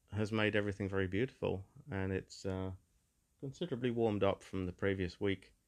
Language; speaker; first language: English; native; English